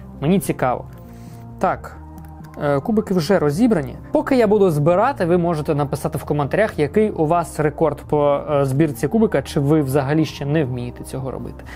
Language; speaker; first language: Ukrainian; non-native, local second language; Russian